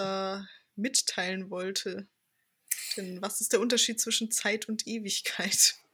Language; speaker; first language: German; native; German